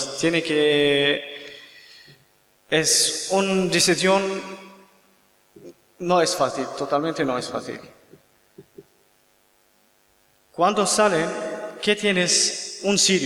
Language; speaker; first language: Spanish; non-native, learner; Kurdish